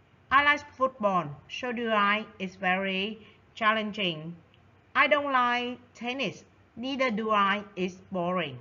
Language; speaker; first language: English; non-native, fluent; Vietnamese